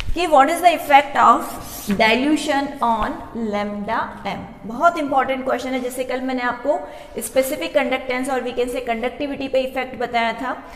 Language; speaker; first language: Hindi; native; Hindi